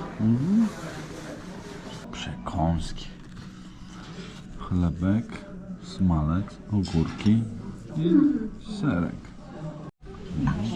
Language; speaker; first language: Polish; non-native, fluent; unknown